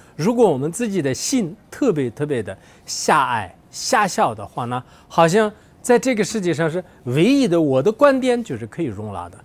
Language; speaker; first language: Chinese; non-native, local second language; Tibetan